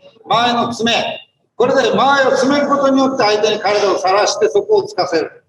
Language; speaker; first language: Japanese; native; Japanese